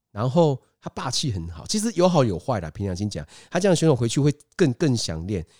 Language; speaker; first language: Chinese; native; Chinese